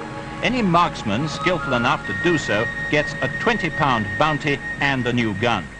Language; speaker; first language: English; native; English